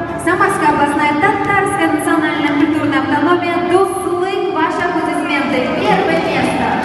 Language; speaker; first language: Russian; native; Russian